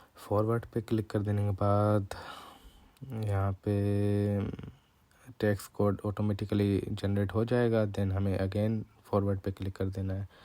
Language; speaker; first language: Urdu; non-native, local second language; Punjabi